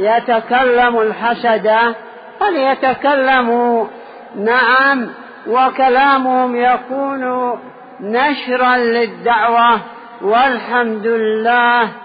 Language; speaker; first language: Arabic; native; Arabic